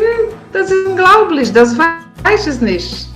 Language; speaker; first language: German; non-native, learner; Portuguese